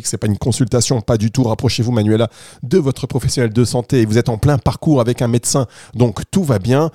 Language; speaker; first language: French; native; French